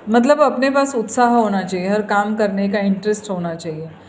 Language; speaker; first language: Hindi; non-native, local second language; Marathi